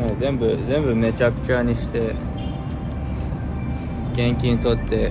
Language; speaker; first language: Japanese; non-native, learner; English